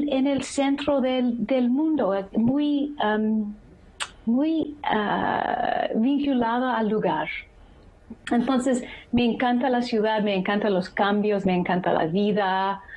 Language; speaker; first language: Spanish; non-native, fluent; English